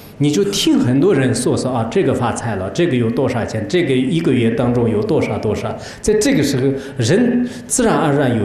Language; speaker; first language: Chinese; non-native, local second language; Tibetan